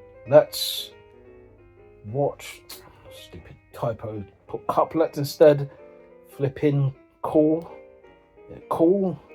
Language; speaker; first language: English; native; English